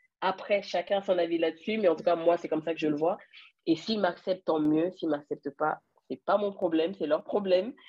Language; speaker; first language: French; early bilingual, other home language; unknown